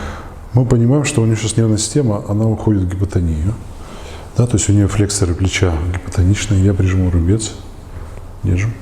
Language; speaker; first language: Russian; native; Russian